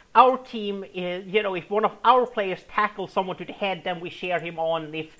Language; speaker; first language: English; non-native, fluent; Swedish